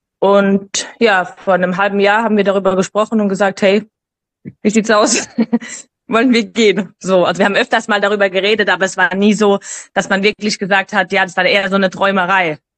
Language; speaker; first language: German; native; German